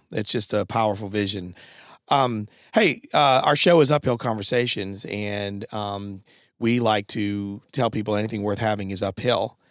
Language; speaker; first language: English; native; English